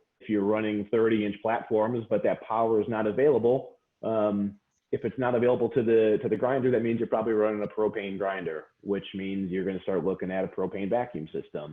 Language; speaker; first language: English; native; English